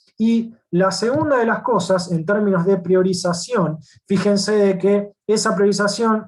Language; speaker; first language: Spanish; native; Spanish